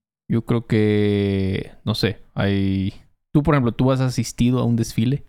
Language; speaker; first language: Spanish; native; Spanish